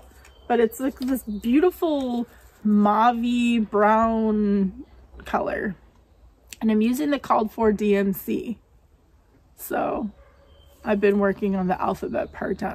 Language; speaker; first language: English; native; English